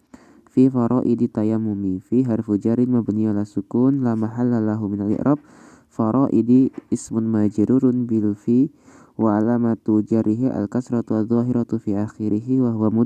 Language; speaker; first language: Arabic; non-native, fluent; Indonesian